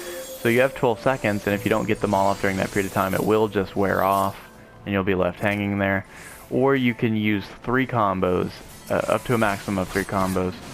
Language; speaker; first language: English; native; English